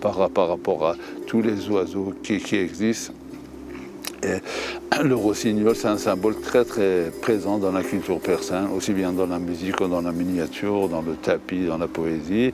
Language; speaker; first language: French; non-native, fluent; Persian